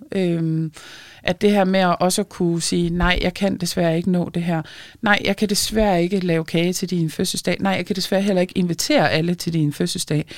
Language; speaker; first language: Danish; early bilingual, other home language; Lithuanian